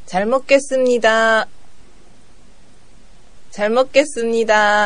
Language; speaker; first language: Korean; non-native, learner; Japanese